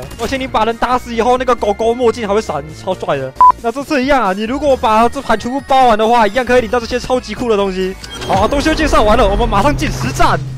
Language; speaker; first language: Chinese; native; Chinese